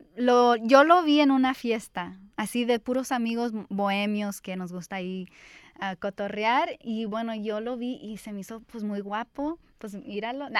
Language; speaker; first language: Spanish; early bilingual, heritage; Spanish